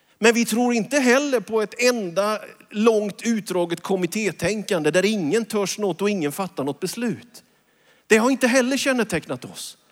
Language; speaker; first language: Swedish; native; Swedish